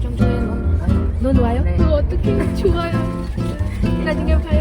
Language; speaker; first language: Korean; non-native, learner; Bangla